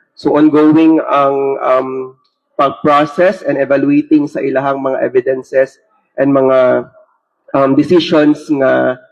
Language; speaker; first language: Cebuano; native; Cebuano